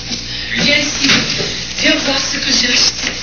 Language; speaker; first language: French; non-native, fluent; Portuguese